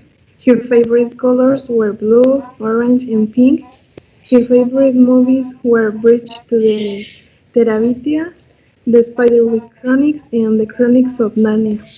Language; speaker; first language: English; non-native, learner; Spanish